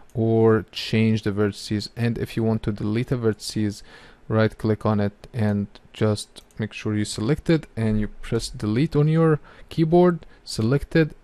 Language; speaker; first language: English; non-native, fluent; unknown